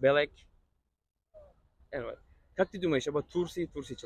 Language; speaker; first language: Russian; non-native, learner; Turkish